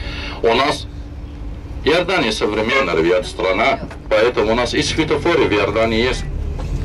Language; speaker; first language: Russian; non-native, fluent; Arabic